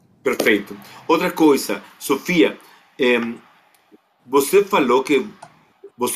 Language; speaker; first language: Portuguese; non-native, fluent; Spanish